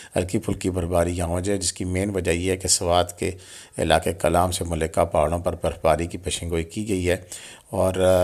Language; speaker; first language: Urdu; non-native, local second language; Pahari-Potwari